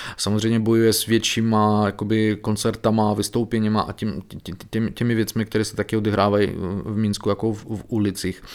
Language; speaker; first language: Czech; non-native, fluent; Belarusian